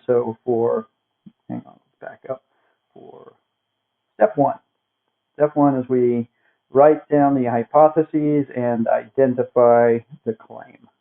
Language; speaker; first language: English; native; English